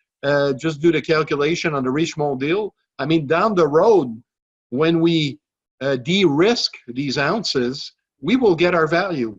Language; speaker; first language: English; non-native, local second language; French